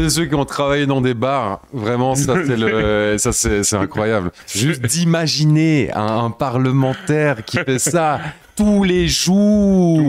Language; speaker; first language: French; native; French